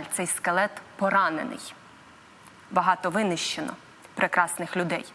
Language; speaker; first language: Ukrainian; native; Ukrainian